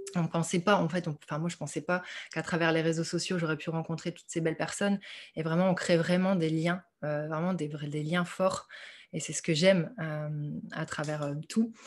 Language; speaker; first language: French; native; French